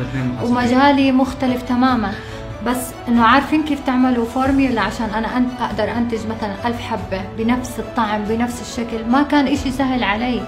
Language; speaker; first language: Arabic; native; Arabic